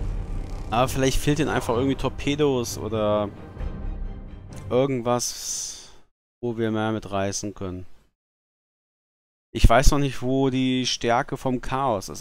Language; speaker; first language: German; native; German